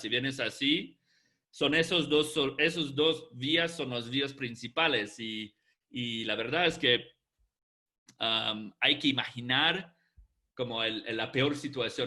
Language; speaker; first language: Spanish; non-native, fluent; English